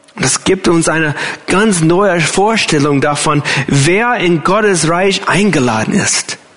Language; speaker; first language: German; non-native, fluent; English